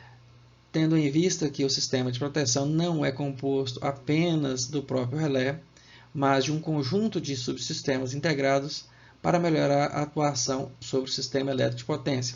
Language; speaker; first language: Portuguese; native; Portuguese